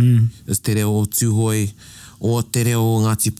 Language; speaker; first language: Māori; non-native, local second language; English